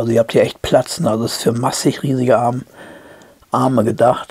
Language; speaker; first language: German; native; German